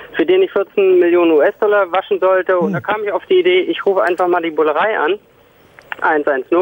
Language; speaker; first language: German; non-native, fluent; Spanish